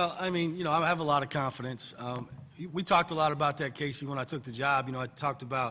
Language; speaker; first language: English; native; English